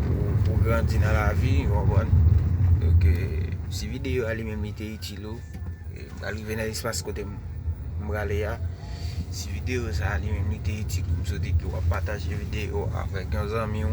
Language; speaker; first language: French; non-native, learner; Haitian Creole